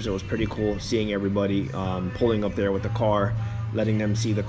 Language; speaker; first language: English; native; English